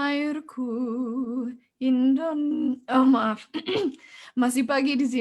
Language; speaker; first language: Indonesian; non-native, fluent; English